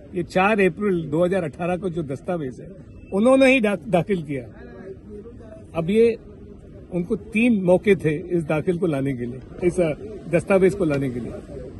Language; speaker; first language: Hindi; non-native, local second language; Sindhi